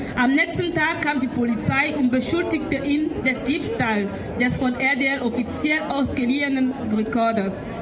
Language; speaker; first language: German; non-native, learner; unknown